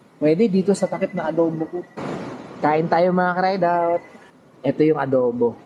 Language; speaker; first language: Filipino; non-native, local second language; Pangasinan